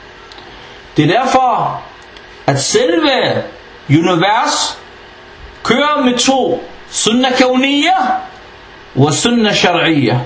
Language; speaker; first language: Danish; non-native, fluent; Arabic